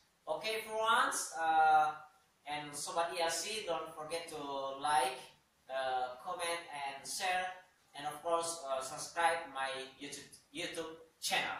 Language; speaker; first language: English; non-native, learner; Indonesian